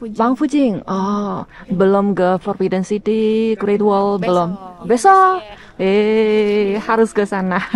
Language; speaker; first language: Indonesian; non-native, fluent; Chinese